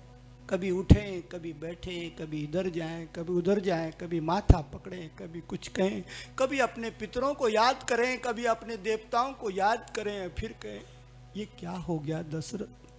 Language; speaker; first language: Hindi; native; Hindi